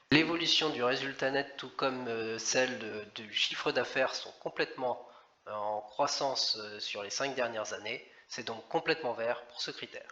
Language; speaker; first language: French; native; French